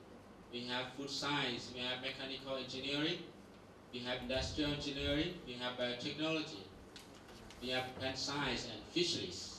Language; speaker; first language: English; non-native, learner; Thai